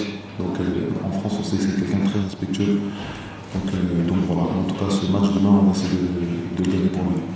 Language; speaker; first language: French; native; French